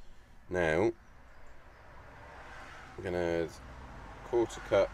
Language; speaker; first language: English; native; English